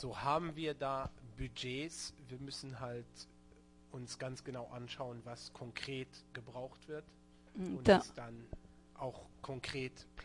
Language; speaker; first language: German; non-native, local second language; Luxembourgish